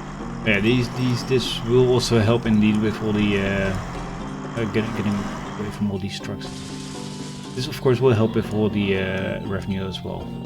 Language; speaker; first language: English; non-native, fluent; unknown